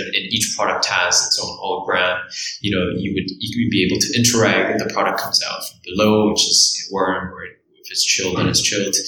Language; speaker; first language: English; early bilingual, other home language; Korean